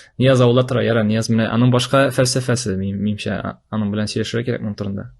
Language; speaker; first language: Tatar; native; Tatar